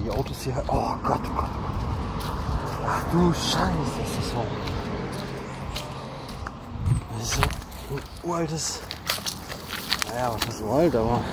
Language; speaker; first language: German; native; German